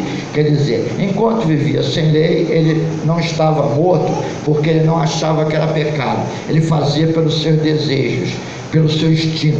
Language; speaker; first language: Portuguese; native; Portuguese